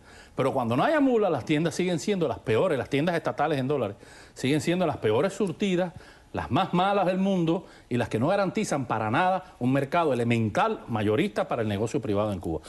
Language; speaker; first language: Spanish; native; Spanish